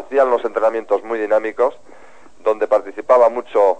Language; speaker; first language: Spanish; native; Spanish